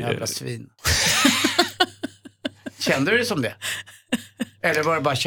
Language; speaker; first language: Swedish; native; Swedish